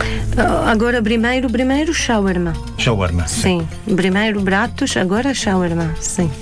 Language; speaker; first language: Portuguese; non-native, learner; Arabic